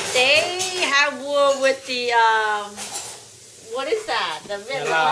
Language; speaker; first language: English; non-native, fluent; Hmong